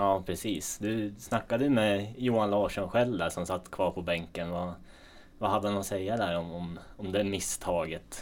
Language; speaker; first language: Swedish; native; Swedish